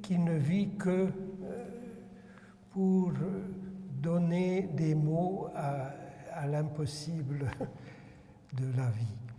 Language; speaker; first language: French; non-native, fluent; Hungarian